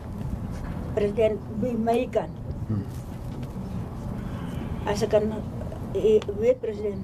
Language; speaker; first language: Dutch; non-native, local second language; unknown